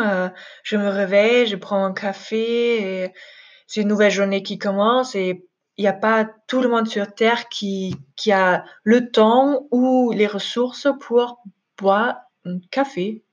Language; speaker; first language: French; non-native, fluent; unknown